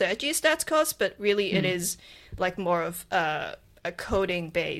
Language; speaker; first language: English; non-native, local second language; Cantonese